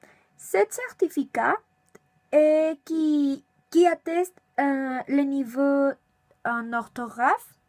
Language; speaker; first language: French; non-native, learner; Spanish